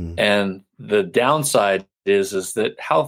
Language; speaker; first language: English; native; English